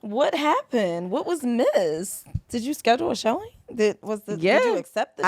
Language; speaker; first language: English; native; English